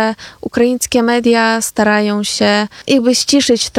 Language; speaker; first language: Polish; non-native, fluent; Ukrainian